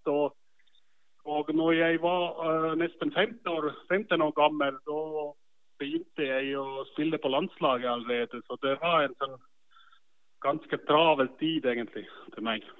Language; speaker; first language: Norwegian; non-native, fluent; Estonian